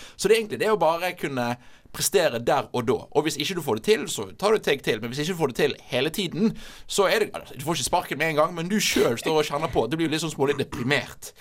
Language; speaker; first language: Norwegian; native; Norwegian